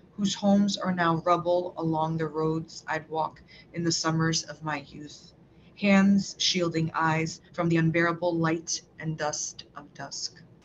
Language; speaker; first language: English; early bilingual, other home language; Portuguese